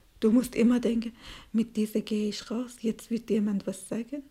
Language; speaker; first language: German; non-native, fluent; Persian